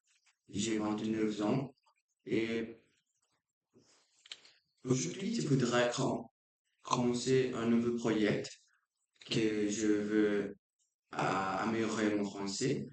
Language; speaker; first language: French; non-native, learner; Portuguese